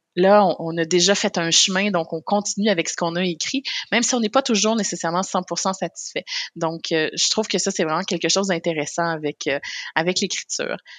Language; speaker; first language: French; native; French